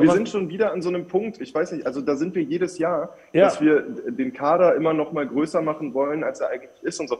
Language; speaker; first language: German; native; German